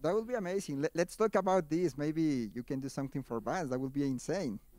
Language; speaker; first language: English; non-native, fluent; Spanish